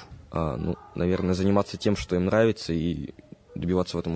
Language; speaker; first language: Russian; native; Russian